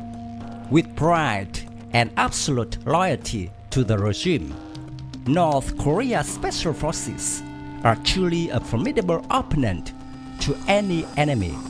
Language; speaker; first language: English; non-native, fluent; Vietnamese